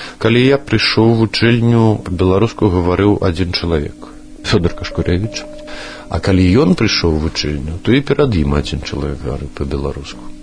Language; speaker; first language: Belarusian; non-native, local second language; Russian